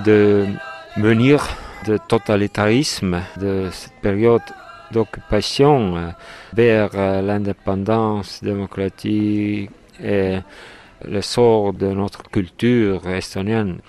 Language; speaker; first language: French; non-native, fluent; Estonian